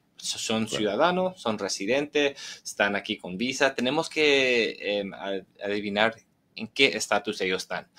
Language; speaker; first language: Spanish; early bilingual, heritage; Spanish